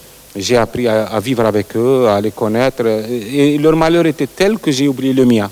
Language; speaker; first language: French; non-native, local second language; Arabic